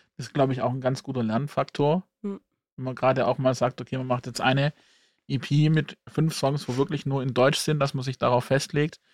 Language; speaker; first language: German; native; German